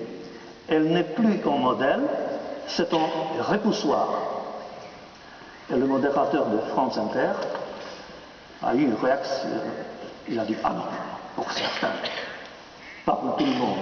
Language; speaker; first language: French; non-native, fluent; Romanian